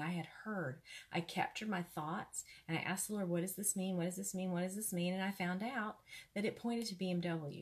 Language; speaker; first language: English; native; English